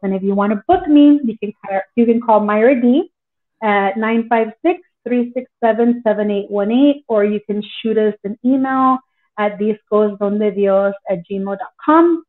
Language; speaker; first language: English; early bilingual, other home language; Spanish